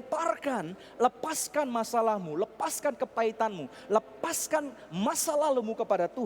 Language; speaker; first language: Indonesian; native; Indonesian